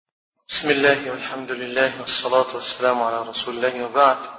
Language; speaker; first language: Arabic; native; Arabic